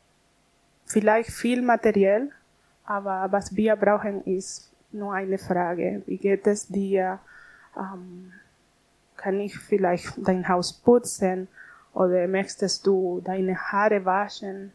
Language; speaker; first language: German; non-native, learner; Spanish